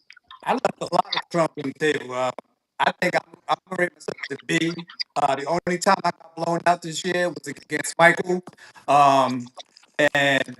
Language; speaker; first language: English; native; English